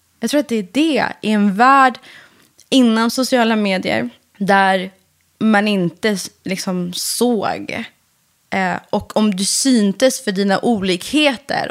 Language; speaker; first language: Swedish; early bilingual, other home language; Persian